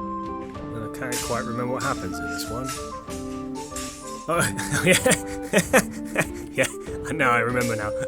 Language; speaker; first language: English; native; English